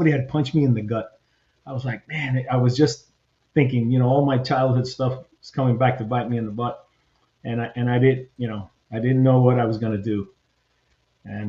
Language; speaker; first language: English; early bilingual, other home language; Spanish